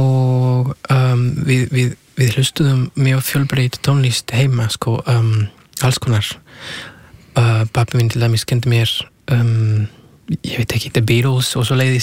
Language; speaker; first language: Icelandic; non-native, fluent; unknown